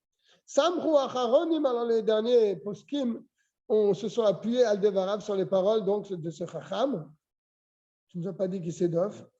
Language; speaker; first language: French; native; French